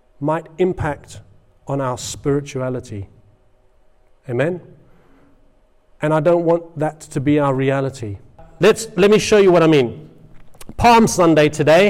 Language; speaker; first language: English; native; English